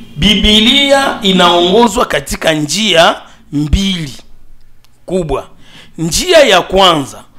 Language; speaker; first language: Swahili; native; Swahili